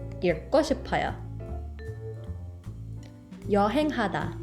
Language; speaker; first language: Korean; non-native, fluent; English